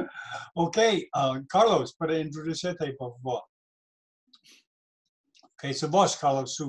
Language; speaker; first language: Spanish; non-native, learner; English